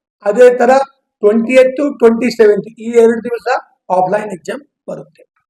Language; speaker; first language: Kannada; non-native, learner; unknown